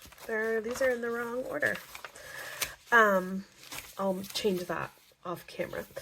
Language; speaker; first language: English; native; English